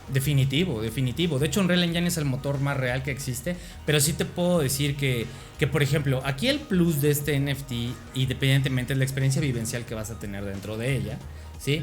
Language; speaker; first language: Spanish; native; Spanish